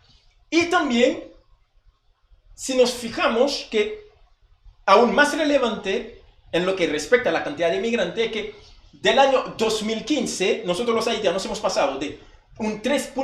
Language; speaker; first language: Spanish; non-native, fluent; Haitian Creole